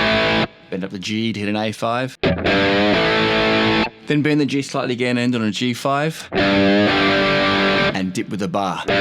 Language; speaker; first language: English; native; English